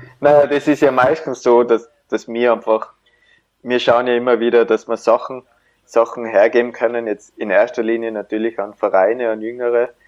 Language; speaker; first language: German; native; German